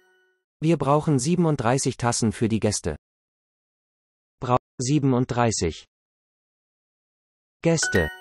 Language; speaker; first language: German; non-native, learner; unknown